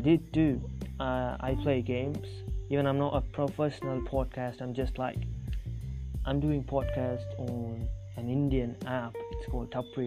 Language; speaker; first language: English; non-native, local second language; Tamil